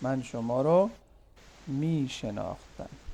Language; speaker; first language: Persian; non-native, learner; Urdu